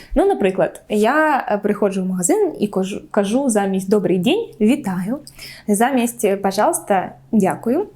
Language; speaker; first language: Ukrainian; non-native, local second language; Russian